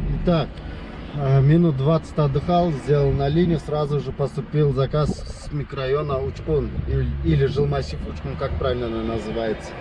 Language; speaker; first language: Russian; non-native, local second language; Kyrgyz